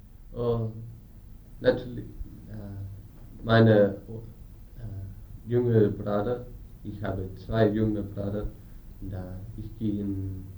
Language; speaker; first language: German; non-native, learner; English